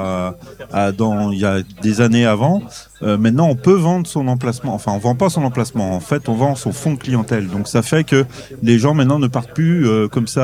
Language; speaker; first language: French; native; French